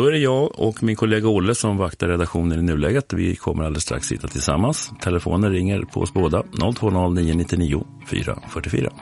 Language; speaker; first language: Swedish; native; Swedish